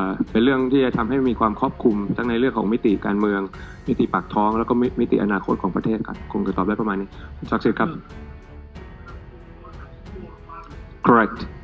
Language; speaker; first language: Thai; native; Thai